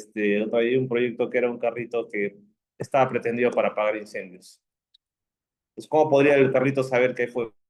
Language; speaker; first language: Spanish; native; Spanish